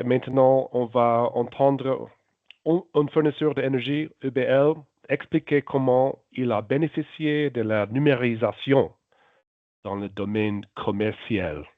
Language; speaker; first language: French; non-native, local second language; German